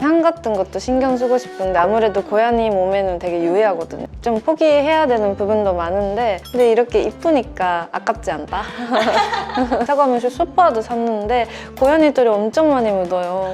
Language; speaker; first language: Korean; non-native, fluent; Japanese